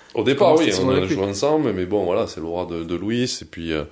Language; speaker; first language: French; native; French